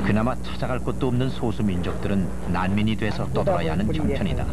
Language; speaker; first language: Korean; native; Korean